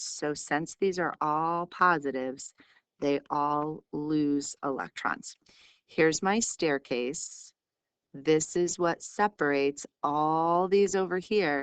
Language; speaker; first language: English; native; English